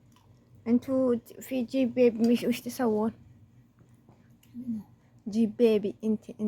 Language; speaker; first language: Arabic; non-native, learner; Amharic